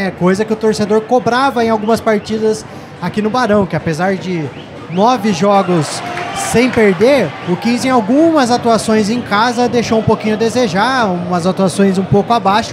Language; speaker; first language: Portuguese; native; Portuguese